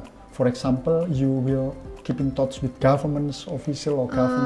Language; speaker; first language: English; non-native, fluent; Indonesian